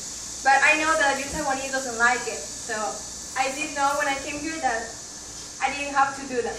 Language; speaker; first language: English; non-native, fluent; Spanish